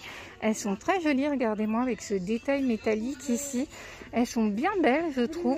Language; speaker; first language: French; native; French